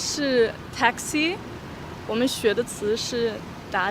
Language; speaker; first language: Chinese; non-native, fluent; German